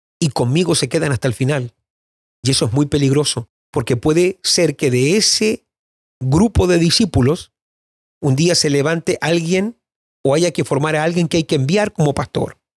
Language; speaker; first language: Spanish; native; Spanish